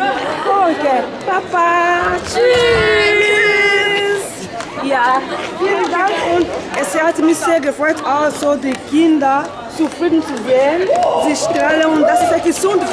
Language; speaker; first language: German; non-native, learner; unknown